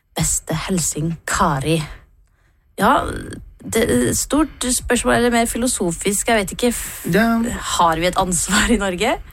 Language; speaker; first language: Norwegian; native; Norwegian